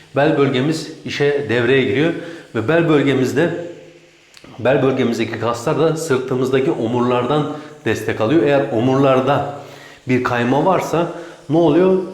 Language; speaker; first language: Turkish; native; Turkish